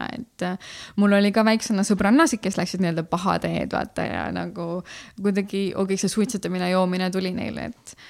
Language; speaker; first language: Estonian; native; Estonian